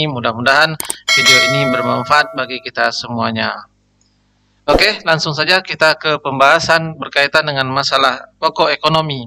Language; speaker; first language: Indonesian; native; Indonesian